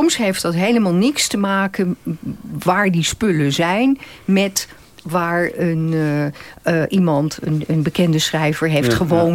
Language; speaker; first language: Dutch; native; Dutch